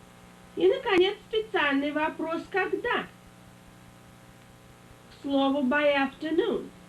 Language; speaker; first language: Russian; native; Russian